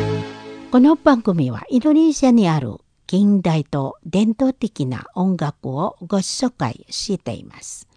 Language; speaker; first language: Japanese; non-native, learner; Indonesian